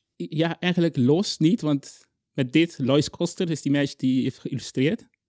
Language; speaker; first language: Dutch; non-native, local second language; Papiamento